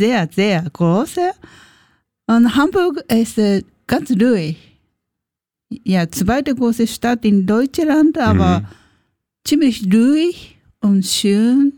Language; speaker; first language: German; non-native, learner; Japanese